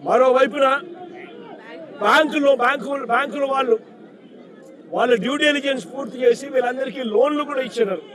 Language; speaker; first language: Telugu; native; Telugu